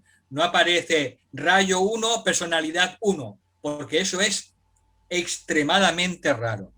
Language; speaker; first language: Spanish; native; Spanish